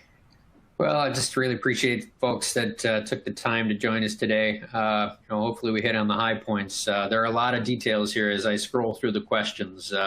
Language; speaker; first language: English; native; English